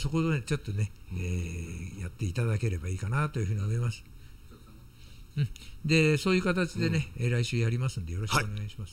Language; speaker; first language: Japanese; native; Japanese